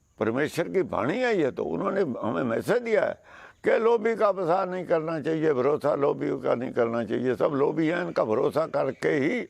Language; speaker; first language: Hindi; non-native, local second language; Punjabi